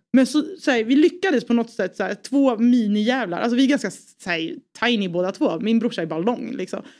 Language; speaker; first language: Swedish; early bilingual, other home language; Persian